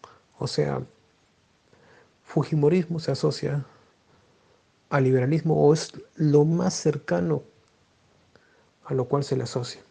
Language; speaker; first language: Spanish; native; Spanish